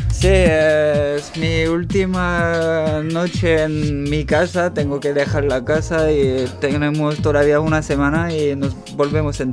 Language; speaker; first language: Spanish; non-native, fluent; French